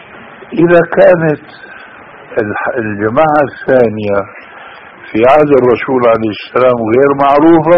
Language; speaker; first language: Arabic; native; Arabic